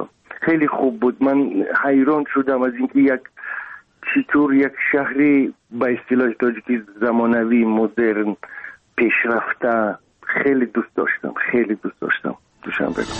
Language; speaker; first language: Persian; non-native, local second language; Russian